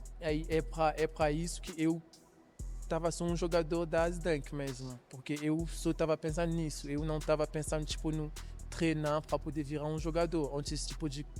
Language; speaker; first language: Portuguese; non-native, learner; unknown